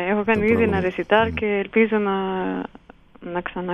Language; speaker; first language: Greek; early bilingual, heritage; Romanian